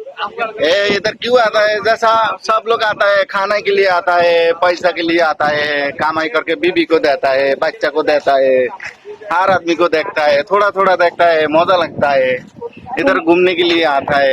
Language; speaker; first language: Hindi; non-native, learner; Bangla